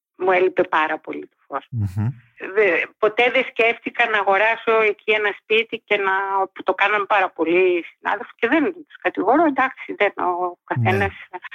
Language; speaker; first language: Greek; native; Greek